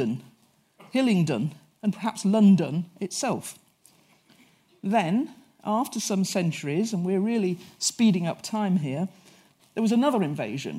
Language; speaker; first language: English; native; English